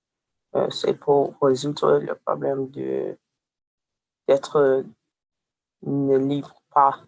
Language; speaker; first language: French; non-native, learner; English